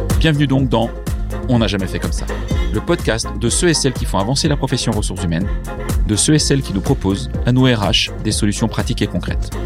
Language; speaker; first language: French; native; French